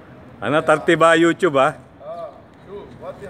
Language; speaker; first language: Arabic; non-native, learner; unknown